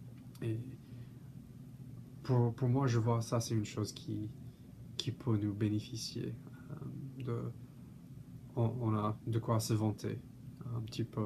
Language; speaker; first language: French; non-native, fluent; English